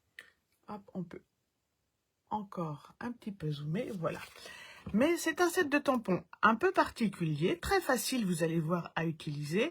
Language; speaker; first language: French; native; French